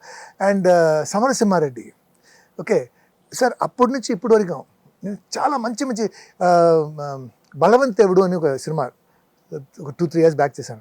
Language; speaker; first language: Telugu; non-native, local second language; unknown